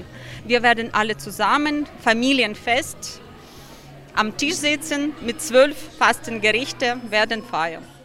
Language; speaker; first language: German; non-native, learner; Ukrainian